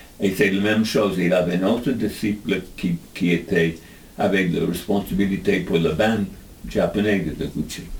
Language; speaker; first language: French; non-native, fluent; English